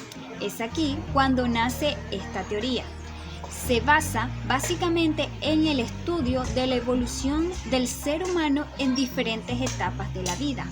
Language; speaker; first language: Spanish; native; Spanish